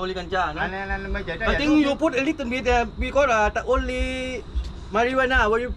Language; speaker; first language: English; non-native, learner; Thai